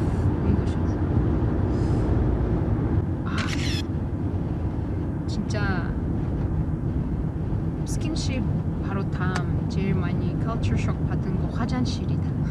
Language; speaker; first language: Korean; non-native, learner; Russian